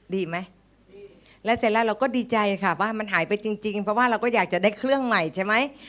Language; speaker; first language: Thai; native; Thai